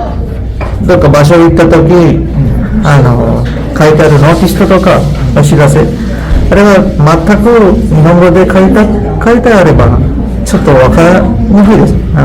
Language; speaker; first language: Japanese; non-native, learner; Sinhala